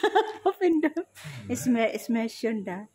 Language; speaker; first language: German; non-native, learner; Filipino